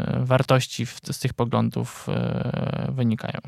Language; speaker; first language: Polish; native; Polish